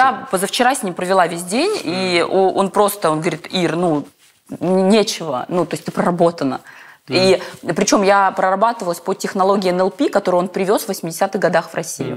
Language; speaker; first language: Russian; native; Russian